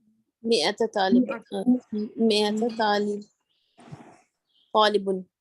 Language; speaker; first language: Arabic; non-native, learner; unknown